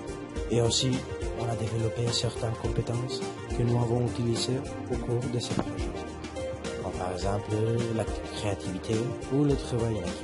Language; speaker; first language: French; non-native, learner; Spanish